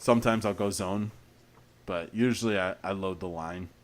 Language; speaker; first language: English; native; English